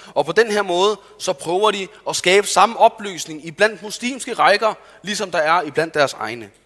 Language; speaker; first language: Danish; early bilingual, other home language; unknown